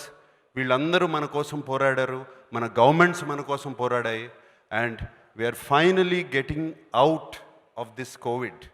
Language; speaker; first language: Telugu; native; Telugu